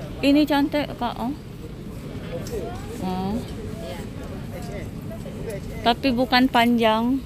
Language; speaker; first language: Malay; non-native, learner; Filipino